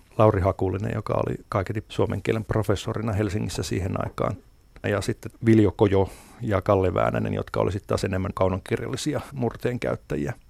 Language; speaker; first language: Finnish; native; Finnish